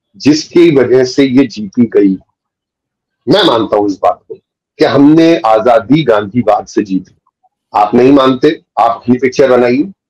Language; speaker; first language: Hindi; native; Hindi